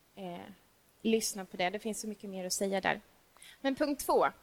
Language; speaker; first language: Swedish; native; Swedish